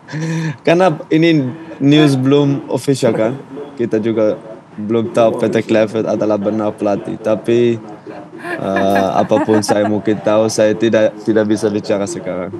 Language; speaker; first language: Indonesian; non-native, fluent; Dutch